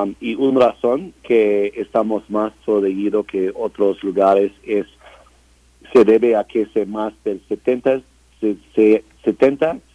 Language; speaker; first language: Spanish; non-native, learner; English